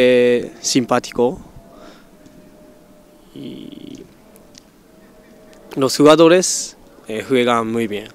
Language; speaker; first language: Spanish; non-native, learner; Japanese